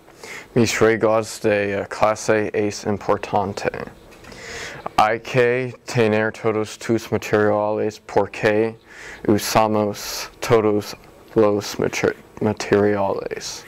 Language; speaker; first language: Spanish; non-native, learner; English